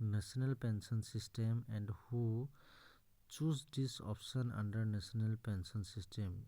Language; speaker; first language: English; non-native, local second language; Assamese